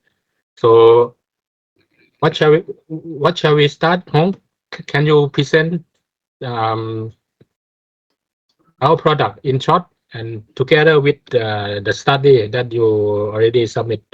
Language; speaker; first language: English; non-native, fluent; Thai